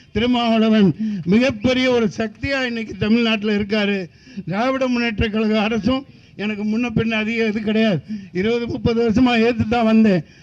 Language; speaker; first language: Tamil; native; Tamil